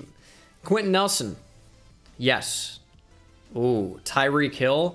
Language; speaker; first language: English; native; English